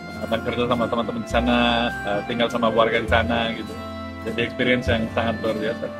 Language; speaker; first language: Indonesian; non-native, fluent; German